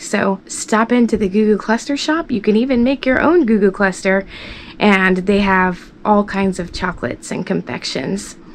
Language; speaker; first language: English; native; English